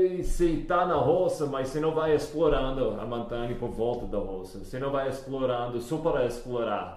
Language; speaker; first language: Portuguese; non-native, fluent; English